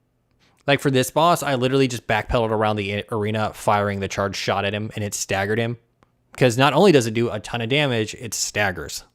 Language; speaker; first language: English; native; English